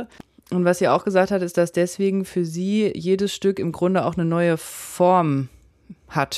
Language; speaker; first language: German; native; German